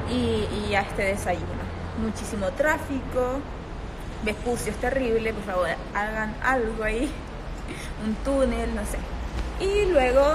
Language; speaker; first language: Spanish; native; Spanish